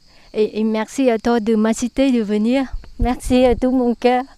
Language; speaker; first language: French; non-native, learner; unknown